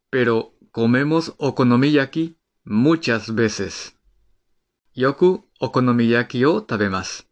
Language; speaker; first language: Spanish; non-native, fluent; Japanese